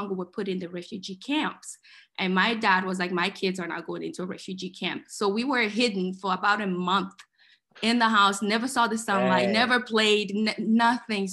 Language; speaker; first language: English; non-native, fluent; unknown